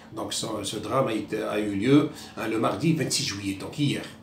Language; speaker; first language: French; non-native, local second language; Arabic